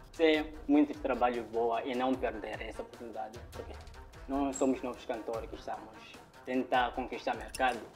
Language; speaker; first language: Portuguese; non-native, local second language; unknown